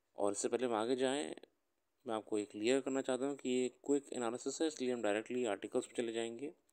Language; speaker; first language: Hindi; native; Hindi